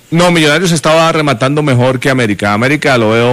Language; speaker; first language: Spanish; native; Spanish